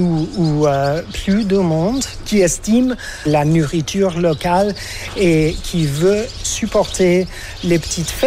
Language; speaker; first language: French; non-native, fluent; English